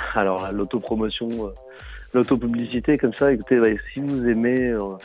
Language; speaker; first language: French; native; French